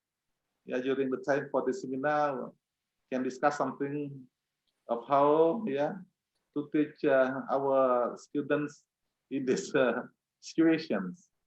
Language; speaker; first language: English; non-native, fluent; Indonesian